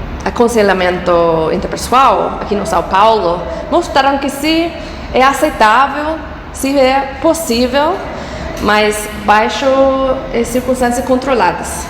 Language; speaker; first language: Portuguese; non-native, fluent; English